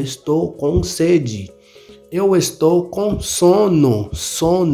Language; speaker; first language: Portuguese; non-native, learner; Haitian Creole